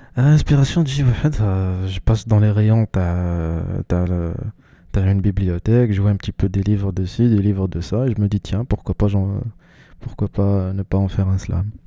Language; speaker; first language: French; non-native, local second language; Arabic